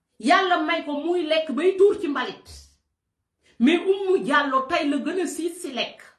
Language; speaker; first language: Wolof; native; Wolof